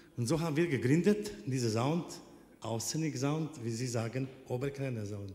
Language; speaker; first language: German; non-native, fluent; Slovenian